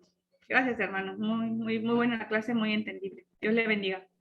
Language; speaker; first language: Spanish; native; Spanish